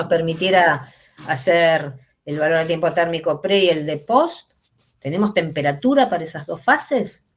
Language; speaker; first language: Spanish; native; Spanish